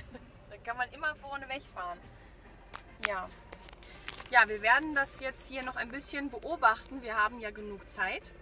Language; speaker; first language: German; native; German